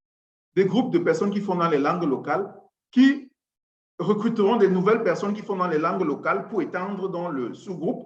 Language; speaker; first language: French; non-native, fluent; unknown